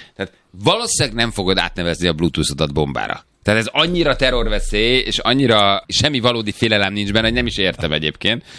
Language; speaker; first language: Hungarian; native; Hungarian